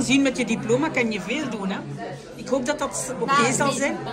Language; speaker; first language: Dutch; non-native, fluent; French